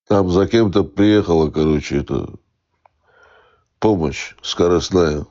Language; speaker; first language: Russian; native; Russian